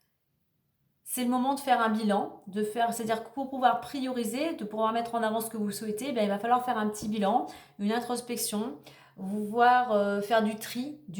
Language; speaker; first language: French; native; French